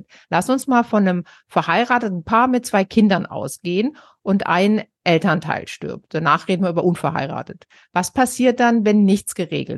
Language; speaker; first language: German; native; German